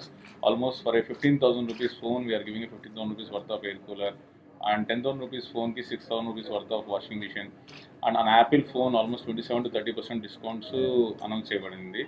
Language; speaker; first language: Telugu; native; Telugu